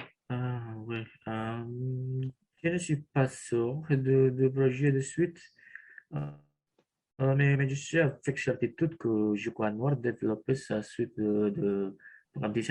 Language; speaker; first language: French; non-native, learner; Indonesian